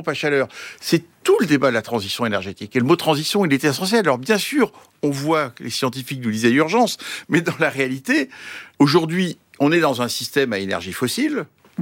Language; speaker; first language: French; native; French